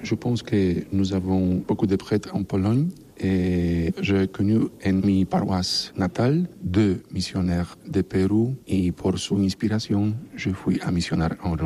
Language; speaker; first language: French; non-native, learner; Polish